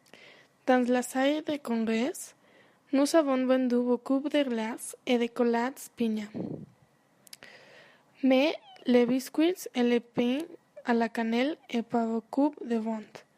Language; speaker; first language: French; non-native, learner; Spanish